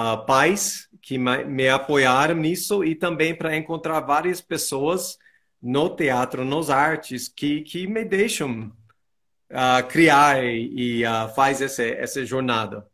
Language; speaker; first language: Portuguese; non-native, fluent; English